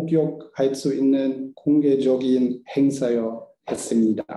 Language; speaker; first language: Korean; non-native, learner; German